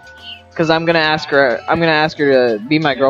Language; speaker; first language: English; native; English